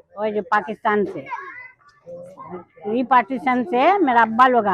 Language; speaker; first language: Hindi; early bilingual, heritage; Urdu